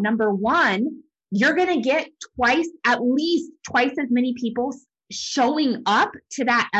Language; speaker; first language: English; native; English